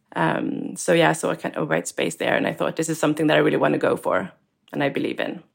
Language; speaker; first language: English; non-native, fluent; Swedish